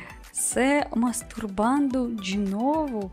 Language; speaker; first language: Portuguese; non-native, learner; Russian